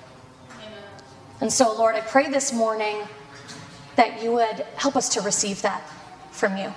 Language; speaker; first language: English; native; English